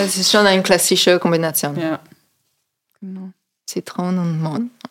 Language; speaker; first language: German; non-native, learner; French